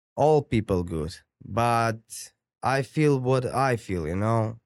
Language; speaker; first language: English; non-native, learner; Ukrainian